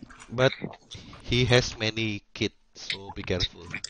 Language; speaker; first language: English; non-native, learner; Indonesian